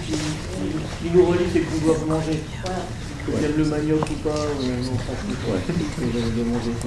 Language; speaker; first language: French; native; French